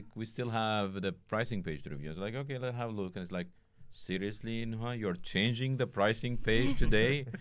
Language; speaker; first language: English; non-native, fluent; Arabic